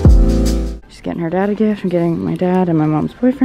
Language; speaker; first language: English; native; English